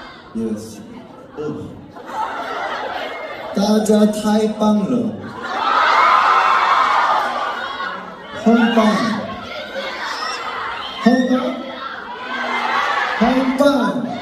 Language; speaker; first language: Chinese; non-native, learner; Korean